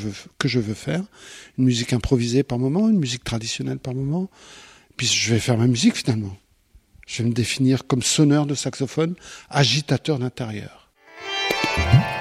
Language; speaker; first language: French; native; French